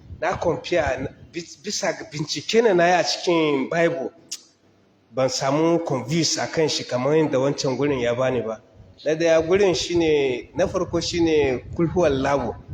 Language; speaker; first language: Hausa; non-native, local second language; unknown